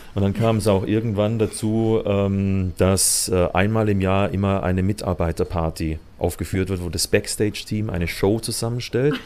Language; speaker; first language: German; native; German